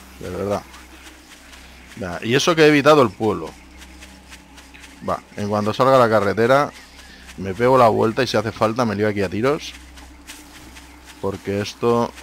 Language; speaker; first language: Spanish; native; Spanish